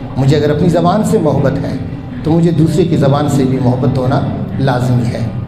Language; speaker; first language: Urdu; non-native, local second language; Baluchi